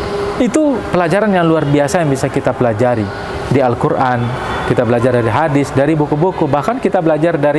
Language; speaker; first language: Indonesian; native; Indonesian